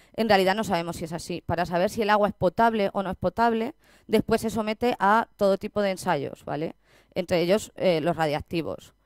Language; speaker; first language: Spanish; native; Spanish